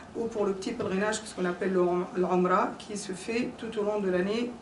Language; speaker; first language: French; non-native, fluent; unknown